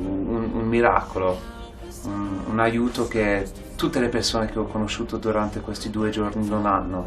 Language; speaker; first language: Italian; non-native, fluent; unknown